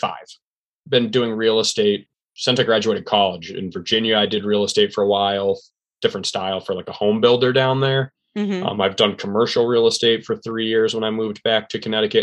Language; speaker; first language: English; native; English